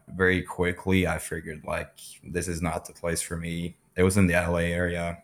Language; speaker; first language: English; non-native, fluent; Swedish